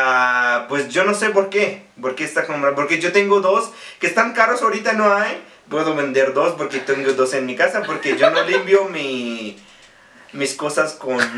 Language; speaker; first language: Spanish; non-native, fluent; Arabic